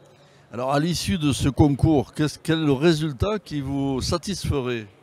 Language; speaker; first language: French; native; French